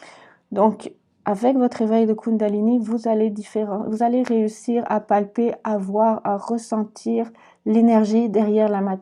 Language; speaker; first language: French; native; French